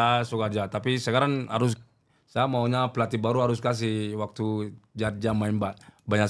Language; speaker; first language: Indonesian; non-native, learner; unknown